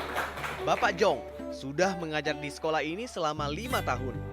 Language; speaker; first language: Indonesian; native; Indonesian